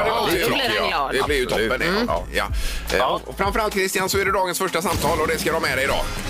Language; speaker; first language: Swedish; native; Swedish